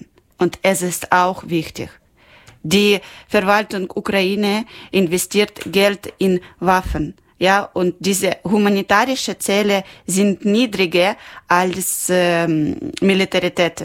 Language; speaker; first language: German; non-native, local second language; Ukrainian